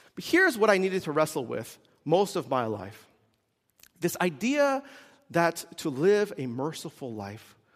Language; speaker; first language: English; early bilingual, other home language; Korean